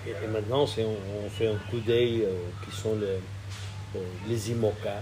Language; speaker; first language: French; non-native, fluent; Portuguese